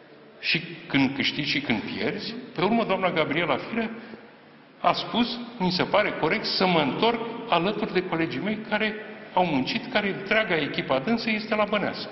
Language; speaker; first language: Romanian; native; Romanian